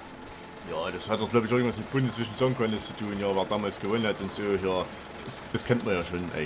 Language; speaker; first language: German; native; German